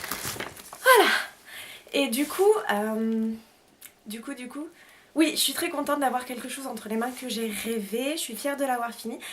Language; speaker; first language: French; native; French